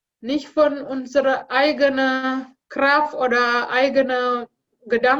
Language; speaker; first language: German; non-native, learner; Indonesian